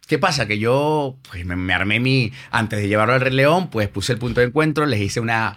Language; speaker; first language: Spanish; native; Spanish